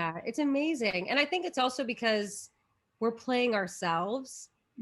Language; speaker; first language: English; native; English